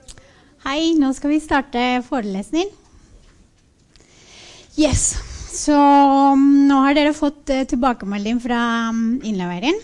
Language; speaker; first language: Norwegian; non-native, fluent; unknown